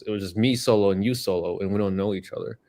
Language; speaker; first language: English; native; English